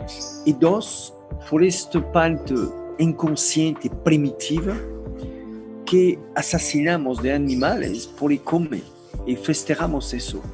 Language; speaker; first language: Spanish; non-native, learner; French